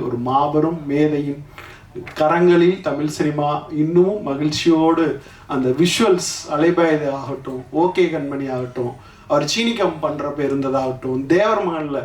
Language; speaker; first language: Tamil; native; Tamil